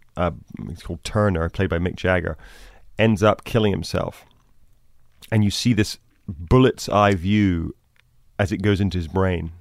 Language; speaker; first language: English; native; English